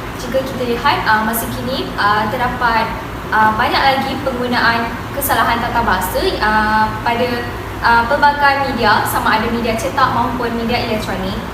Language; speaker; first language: Malay; native; Malay